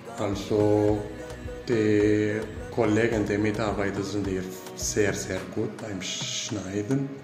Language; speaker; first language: German; non-native, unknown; Kurdish